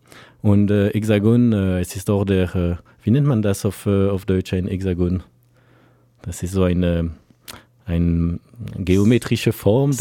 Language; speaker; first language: German; non-native, fluent; French